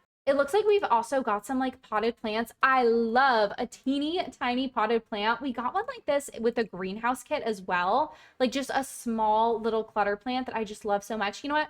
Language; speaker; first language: English; native; English